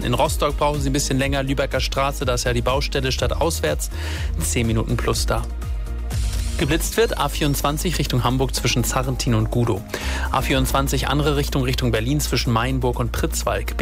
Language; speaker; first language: German; native; German